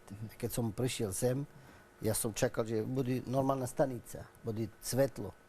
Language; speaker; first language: Slovak; non-native, learner; Arabic